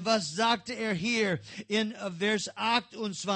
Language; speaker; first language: German; non-native, learner; English